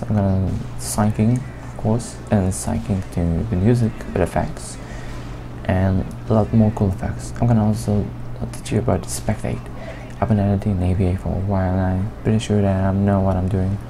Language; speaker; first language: English; non-native, learner; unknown